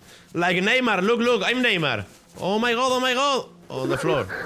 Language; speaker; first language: English; non-native, fluent; Spanish